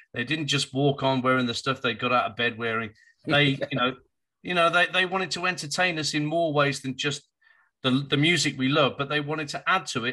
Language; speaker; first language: English; native; English